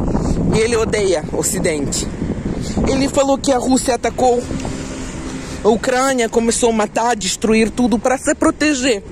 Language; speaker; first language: Portuguese; non-native, fluent; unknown